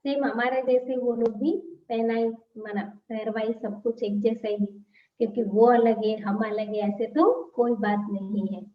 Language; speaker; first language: Hindi; non-native, local second language; Telugu